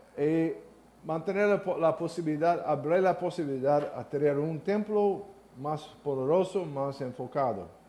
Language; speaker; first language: Spanish; non-native, learner; English